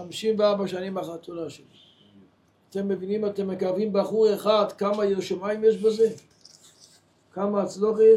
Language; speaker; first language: Hebrew; non-native, fluent; Yiddish